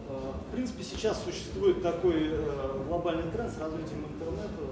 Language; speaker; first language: Russian; native; Russian